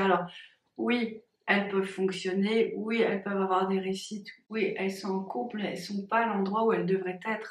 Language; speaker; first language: French; native; French